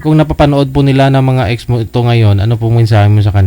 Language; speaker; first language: Filipino; native; Filipino